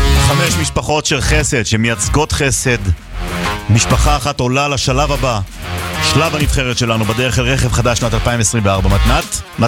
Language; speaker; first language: Hebrew; native; Hebrew